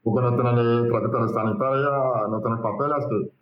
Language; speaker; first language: Spanish; non-native, learner; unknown